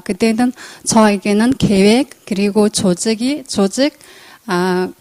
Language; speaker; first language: Korean; non-native, fluent; Mongolian